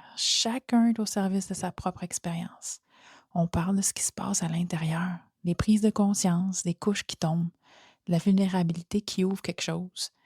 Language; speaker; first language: French; native; French